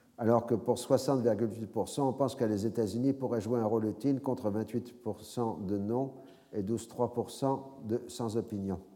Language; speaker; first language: French; native; French